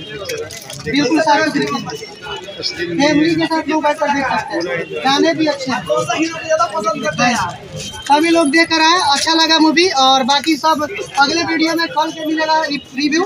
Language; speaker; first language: Hindi; non-native, local second language; Bhojpuri